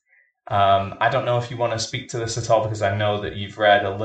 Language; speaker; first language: English; native; English